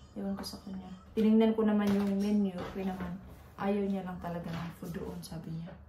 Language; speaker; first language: Filipino; native; Filipino